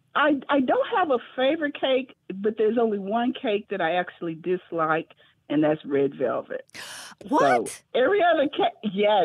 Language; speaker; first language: English; native; English